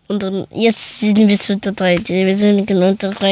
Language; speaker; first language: German; early bilingual, other home language; Persian